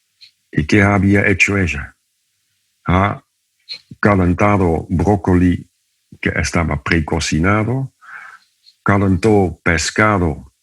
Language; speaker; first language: Spanish; non-native, fluent; Dutch